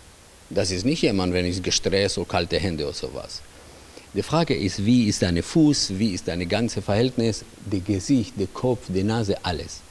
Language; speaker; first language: German; non-native, fluent; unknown